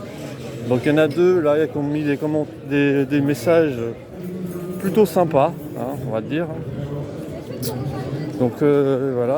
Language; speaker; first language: French; native; French